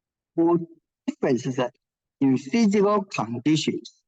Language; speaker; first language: English; non-native, fluent; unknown